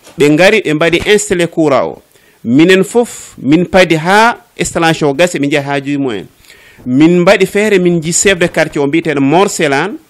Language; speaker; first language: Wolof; non-native, local second language; Fula